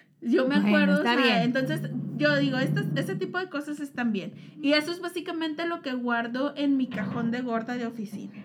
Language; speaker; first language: Spanish; native; Spanish